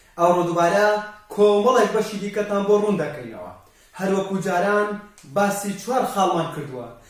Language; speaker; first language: Central Kurdish; non-native, local second language; Kurdish